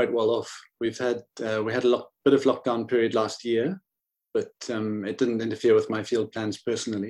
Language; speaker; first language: English; native; English